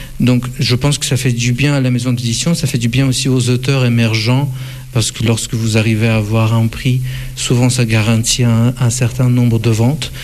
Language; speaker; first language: French; non-native, fluent; Russian